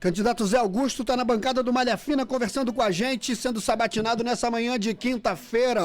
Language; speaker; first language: Portuguese; native; Portuguese